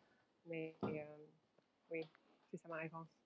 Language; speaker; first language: French; non-native, fluent; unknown